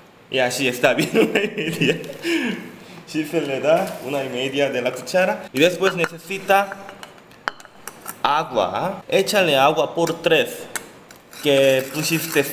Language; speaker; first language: Spanish; non-native, learner; Korean